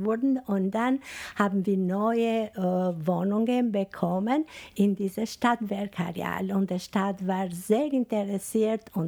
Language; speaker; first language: German; non-native, fluent; Albanian